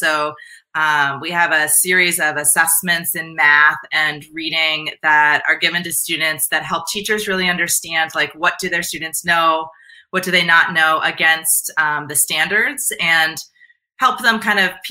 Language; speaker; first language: English; native; English